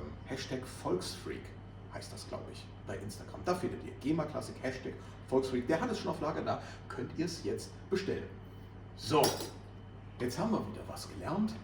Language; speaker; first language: German; native; German